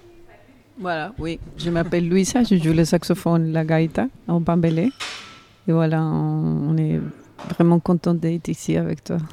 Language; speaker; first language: French; non-native, fluent; Spanish